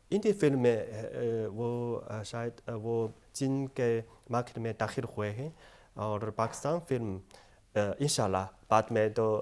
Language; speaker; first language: Hindi; non-native, fluent; Chinese